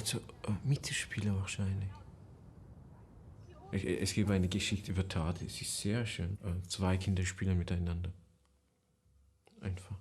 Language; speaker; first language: German; non-native, fluent; Persian